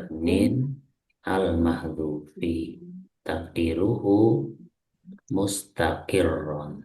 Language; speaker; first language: Arabic; non-native, fluent; Indonesian